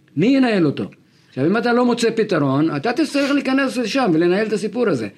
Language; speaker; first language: Hebrew; non-native, local second language; Arabic